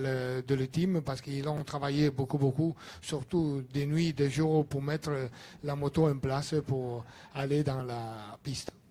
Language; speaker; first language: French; non-native, learner; Italian